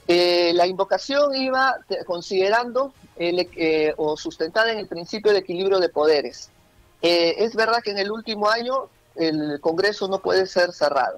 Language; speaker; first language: Spanish; native; Spanish